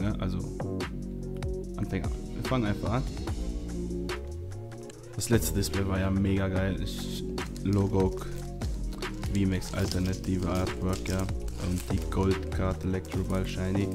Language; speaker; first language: German; native; German